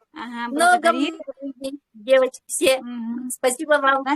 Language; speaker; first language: Russian; native; Russian